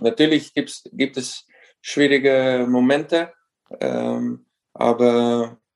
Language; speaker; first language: German; non-native, fluent; Dutch